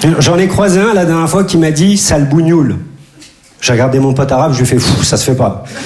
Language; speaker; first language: French; early bilingual, other home language; Turkish